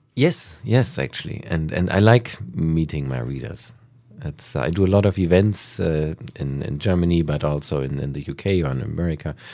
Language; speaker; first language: English; non-native, fluent; German